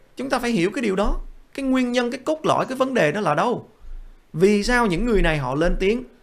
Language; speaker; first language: Vietnamese; early bilingual, other home language; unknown